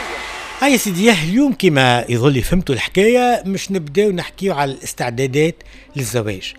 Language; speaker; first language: Arabic; native; Arabic